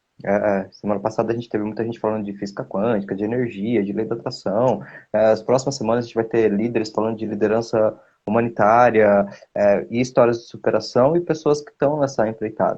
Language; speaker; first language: Portuguese; native; Portuguese